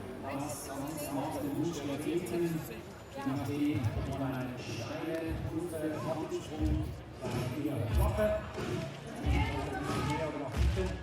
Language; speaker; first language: German; native; German